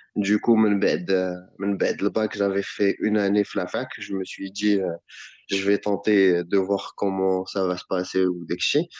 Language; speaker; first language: French; non-native, local second language; Arabic